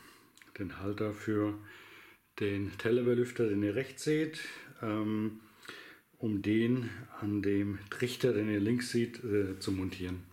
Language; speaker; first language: German; native; German